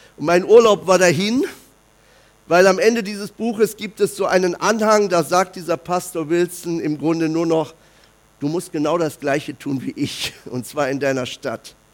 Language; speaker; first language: German; native; German